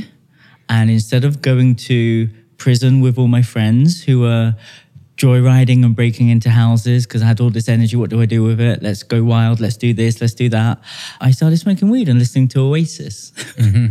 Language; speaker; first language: English; native; English